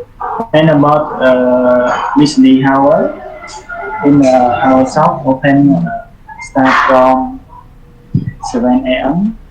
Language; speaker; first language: English; non-native, learner; Khmer